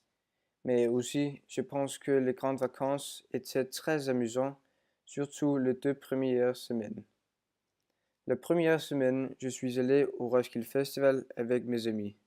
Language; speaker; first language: French; non-native, learner; Danish